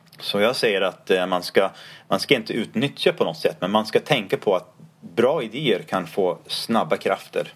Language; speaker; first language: Swedish; non-native, fluent; English